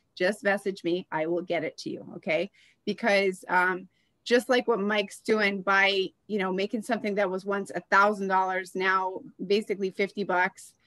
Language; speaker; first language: English; native; English